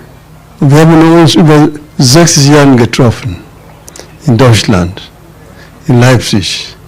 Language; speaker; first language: German; non-native, learner; Luo (Kenya and Tanzania)